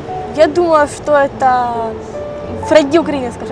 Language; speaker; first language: Russian; native; Russian